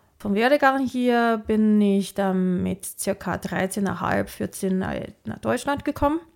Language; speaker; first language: German; non-native, fluent; Chinese